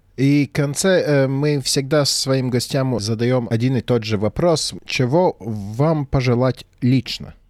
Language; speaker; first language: Russian; non-native, local second language; Latvian